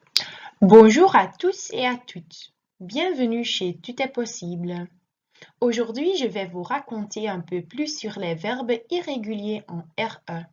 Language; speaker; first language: French; non-native, learner; Dutch